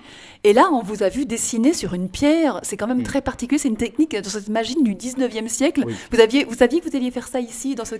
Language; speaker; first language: French; native; French